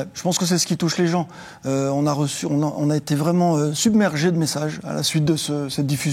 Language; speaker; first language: French; native; French